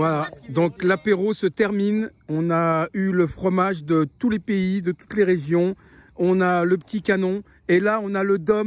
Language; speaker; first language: French; native; French